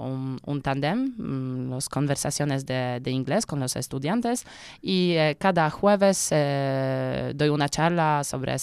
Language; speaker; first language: Spanish; non-native, learner; Polish